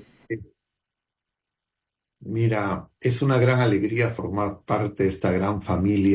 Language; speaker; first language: Spanish; native; Spanish